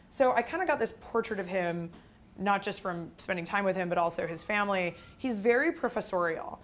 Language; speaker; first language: English; native; English